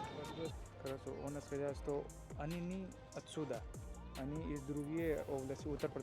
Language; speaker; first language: Russian; non-native, learner; Hindi